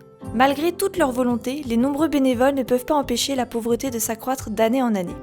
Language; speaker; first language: French; native; French